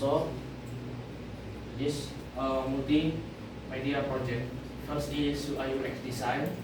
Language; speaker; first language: English; non-native, learner; Indonesian